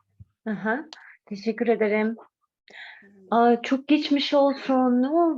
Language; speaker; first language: Turkish; non-native, fluent; Kyrgyz